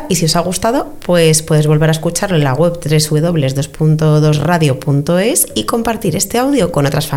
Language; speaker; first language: Spanish; native; Spanish